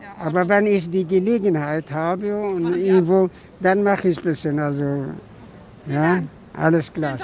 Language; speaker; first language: German; non-native, learner; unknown